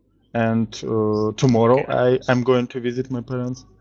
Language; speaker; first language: English; non-native, learner; Russian